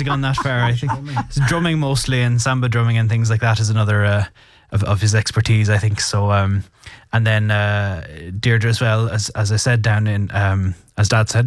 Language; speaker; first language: English; native; English